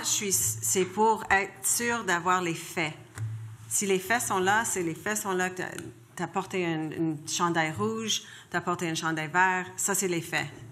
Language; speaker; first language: French; non-native, local second language; English